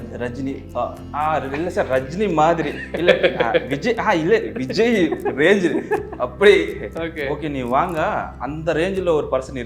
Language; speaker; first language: Tamil; non-native, learner; Telugu